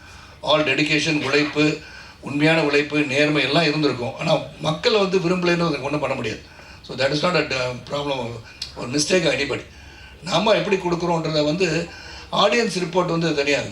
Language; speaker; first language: Tamil; native; Tamil